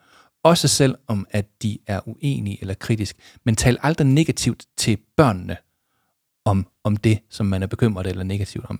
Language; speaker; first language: Danish; native; Danish